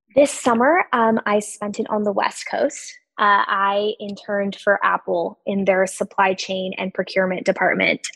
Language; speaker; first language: English; native; English